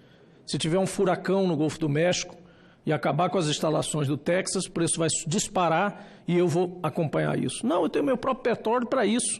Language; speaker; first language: Portuguese; native; Portuguese